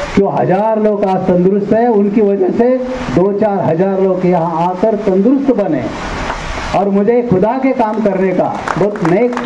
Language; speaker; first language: Hindi; non-native, local second language; Marathi